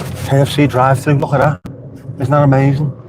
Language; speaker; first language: English; native; English